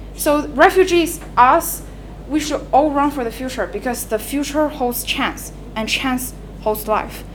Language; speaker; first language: English; non-native, fluent; Chinese